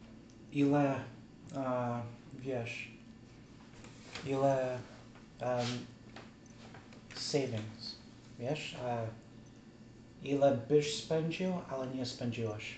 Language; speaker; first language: Polish; early bilingual, heritage; English